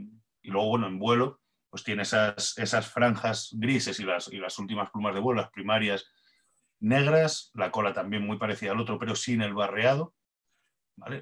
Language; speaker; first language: Spanish; native; Spanish